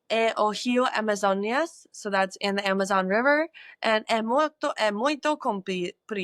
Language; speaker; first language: Portuguese; non-native, learner; English